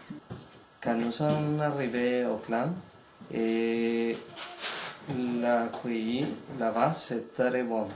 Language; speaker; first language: French; non-native, learner; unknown